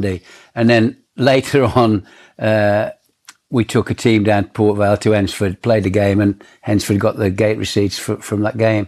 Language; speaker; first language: English; native; English